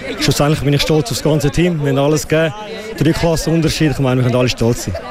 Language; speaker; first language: German; native; German